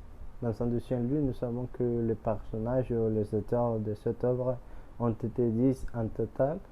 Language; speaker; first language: French; non-native, learner; Spanish